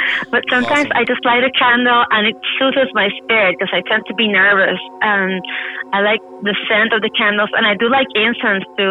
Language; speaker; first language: English; non-native, fluent; Spanish